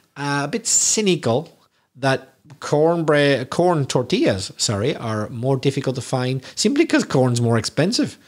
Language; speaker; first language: English; native; English